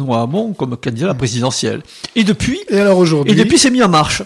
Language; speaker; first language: French; native; French